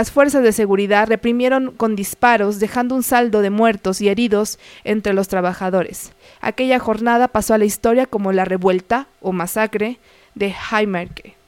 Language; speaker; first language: Spanish; native; Spanish